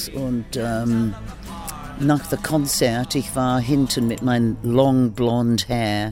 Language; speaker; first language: German; non-native, learner; English